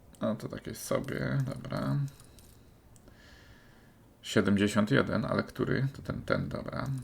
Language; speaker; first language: Polish; native; Polish